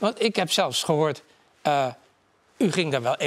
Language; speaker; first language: Dutch; native; Dutch